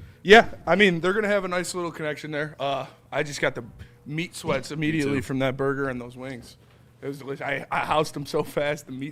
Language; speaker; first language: English; native; English